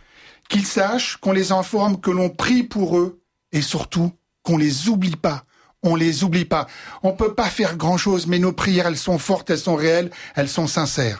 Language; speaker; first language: French; native; French